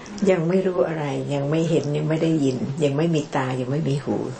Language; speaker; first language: Thai; native; Thai